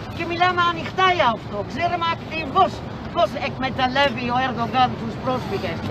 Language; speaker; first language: Greek; non-native, fluent; Dutch